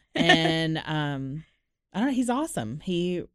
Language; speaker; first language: English; native; English